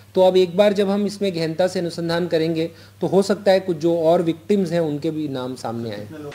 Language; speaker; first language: Hindi; native; Hindi